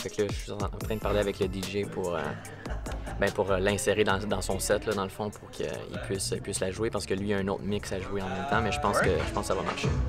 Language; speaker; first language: French; native; French